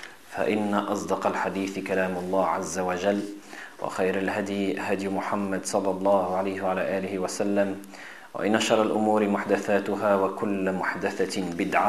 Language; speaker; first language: Arabic; non-native, fluent; French